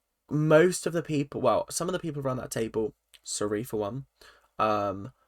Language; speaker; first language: English; native; English